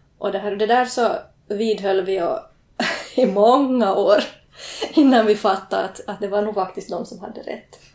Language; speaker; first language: Swedish; native; Swedish